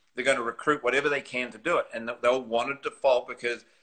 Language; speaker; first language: English; native; English